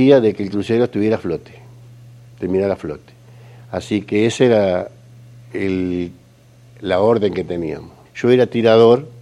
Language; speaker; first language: Spanish; native; Spanish